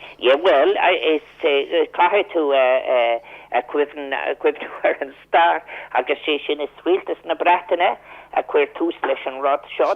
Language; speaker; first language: Irish; non-native, local second language; English